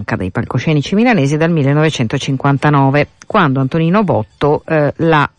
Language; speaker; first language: Italian; native; Italian